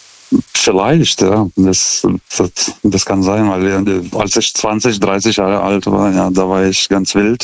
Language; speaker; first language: German; non-native, fluent; Lithuanian